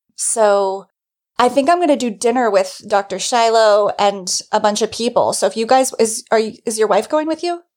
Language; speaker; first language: English; native; English